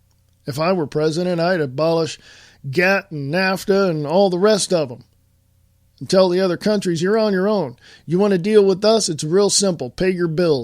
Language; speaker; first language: English; native; English